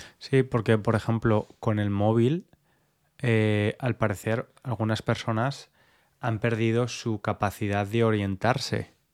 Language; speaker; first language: Spanish; native; Spanish